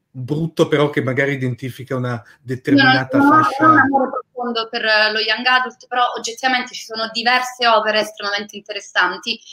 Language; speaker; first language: Italian; native; Italian